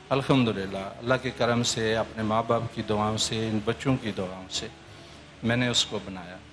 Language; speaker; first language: Urdu; native; Urdu